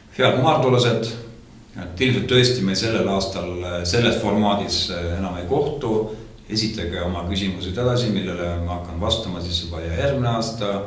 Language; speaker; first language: Estonian; non-native, local second language; Russian